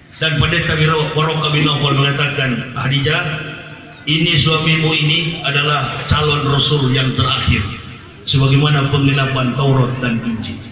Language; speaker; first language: Indonesian; native; Indonesian